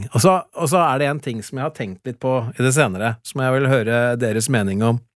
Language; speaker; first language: Norwegian; native; Norwegian